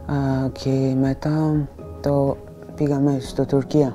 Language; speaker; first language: Greek; non-native, learner; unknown